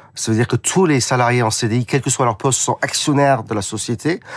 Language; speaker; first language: French; non-native, fluent; English